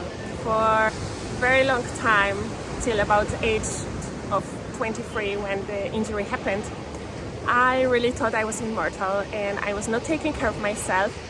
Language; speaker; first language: English; non-native, fluent; Polish